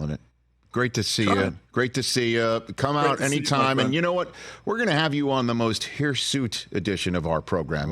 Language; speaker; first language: English; native; English